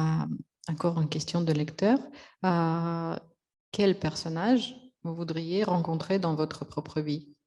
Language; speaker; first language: French; non-native, fluent; Russian